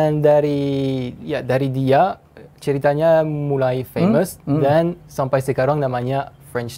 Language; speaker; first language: Indonesian; non-native, fluent; French